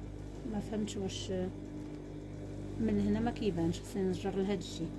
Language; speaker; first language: Arabic; native; Arabic